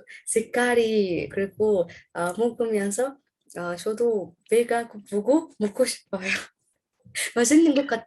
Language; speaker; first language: Korean; non-native, learner; Arabic